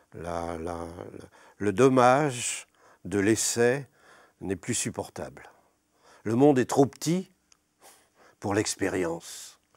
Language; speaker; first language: French; native; French